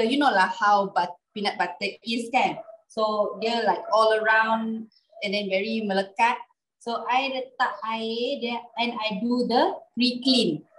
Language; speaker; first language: English; non-native, local second language; Malay